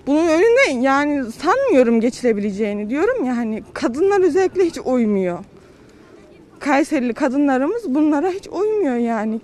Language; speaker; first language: Turkish; native; Turkish